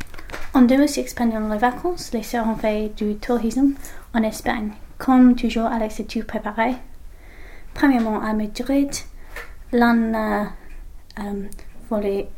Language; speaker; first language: French; non-native, learner; English